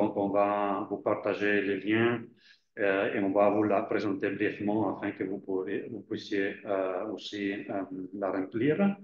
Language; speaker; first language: French; non-native, fluent; Italian